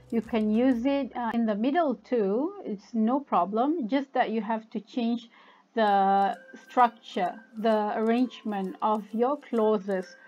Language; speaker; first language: English; non-native, local second language; Malay